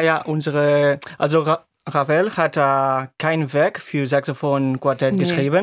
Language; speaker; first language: German; non-native, fluent; Spanish